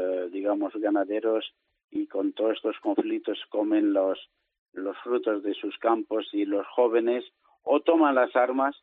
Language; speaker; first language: Spanish; native; Spanish